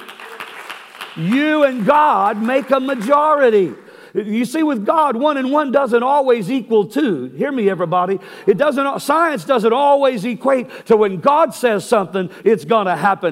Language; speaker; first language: English; native; English